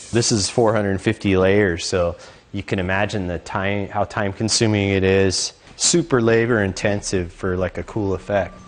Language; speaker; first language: English; native; English